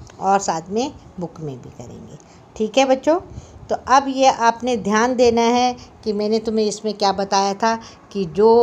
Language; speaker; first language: Hindi; native; Hindi